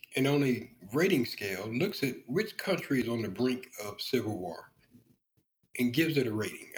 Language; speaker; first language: English; native; English